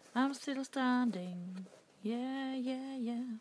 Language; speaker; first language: English; non-native, learner; Danish